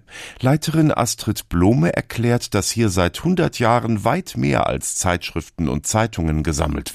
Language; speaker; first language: German; native; German